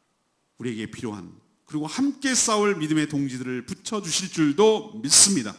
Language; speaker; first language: Korean; native; Korean